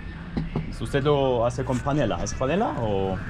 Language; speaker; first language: Spanish; non-native, fluent; Russian